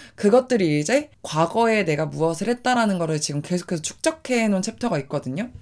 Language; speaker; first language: Korean; native; Korean